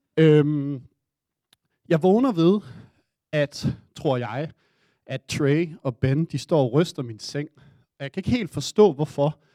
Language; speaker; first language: Danish; native; Danish